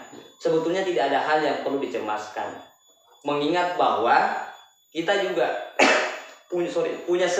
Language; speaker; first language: Indonesian; native; Indonesian